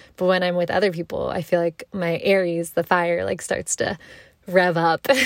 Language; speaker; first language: English; native; English